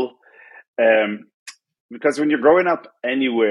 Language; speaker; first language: English; non-native, fluent; Arabic